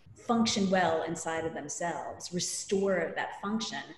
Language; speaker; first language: English; native; English